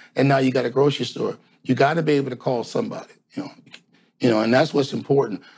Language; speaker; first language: English; native; English